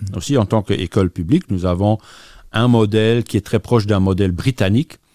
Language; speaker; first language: French; native; French